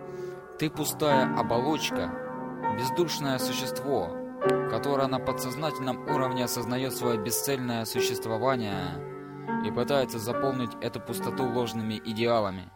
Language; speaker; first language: Russian; native; Russian